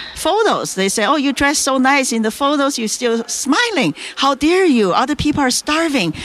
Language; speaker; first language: English; non-native, fluent; Chinese